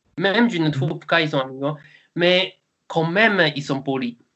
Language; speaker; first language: French; non-native, learner; Chinese